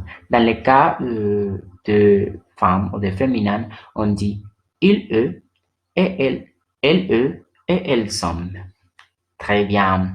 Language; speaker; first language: French; non-native, learner; Spanish